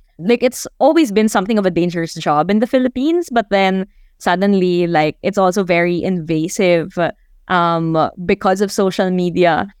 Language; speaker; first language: English; non-native, local second language; Chavacano